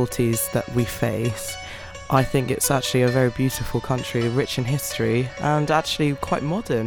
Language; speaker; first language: English; native; English